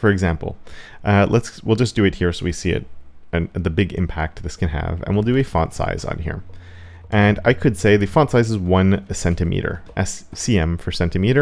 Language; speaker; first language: English; native; English